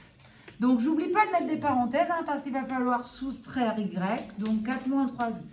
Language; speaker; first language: French; native; French